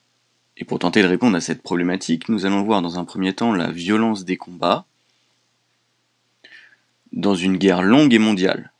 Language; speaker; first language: French; native; French